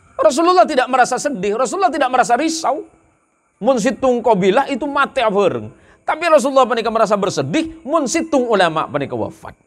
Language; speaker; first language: Indonesian; native; Indonesian